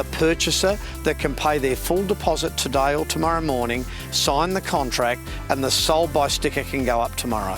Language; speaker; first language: English; native; English